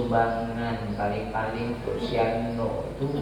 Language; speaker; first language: Indonesian; native; Indonesian